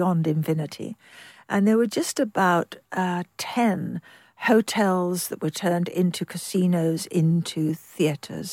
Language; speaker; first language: English; native; English